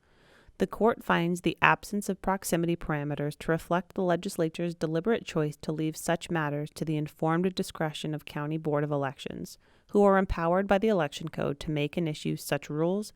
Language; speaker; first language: English; native; English